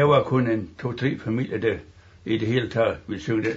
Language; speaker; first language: Danish; native; Danish